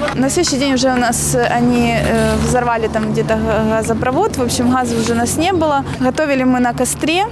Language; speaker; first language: Russian; native; Russian